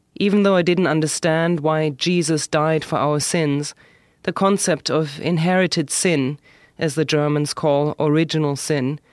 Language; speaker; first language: English; non-native, fluent; German